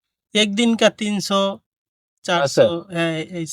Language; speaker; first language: Hindi; non-native, learner; Bangla